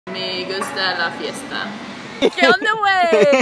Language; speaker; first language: Spanish; non-native, learner; English